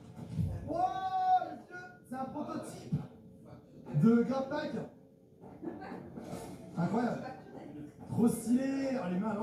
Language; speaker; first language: French; native; French